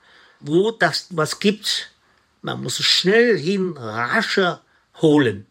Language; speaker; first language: German; non-native, fluent; Chinese